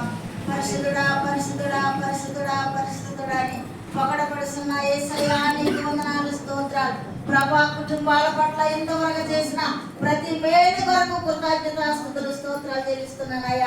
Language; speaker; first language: Telugu; native; Telugu